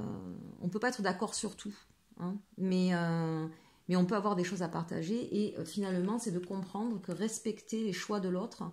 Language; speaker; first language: French; native; French